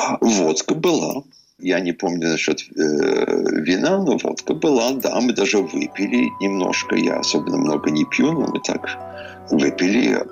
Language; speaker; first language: Russian; early bilingual, heritage; Russian